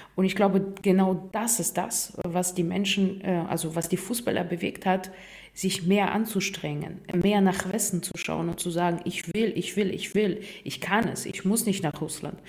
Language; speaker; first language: German; non-native, fluent; Russian